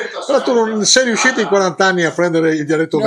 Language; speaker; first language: Italian; native; Italian